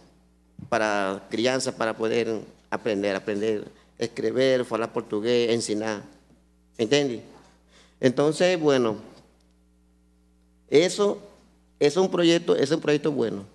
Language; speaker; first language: Portuguese; non-native, learner; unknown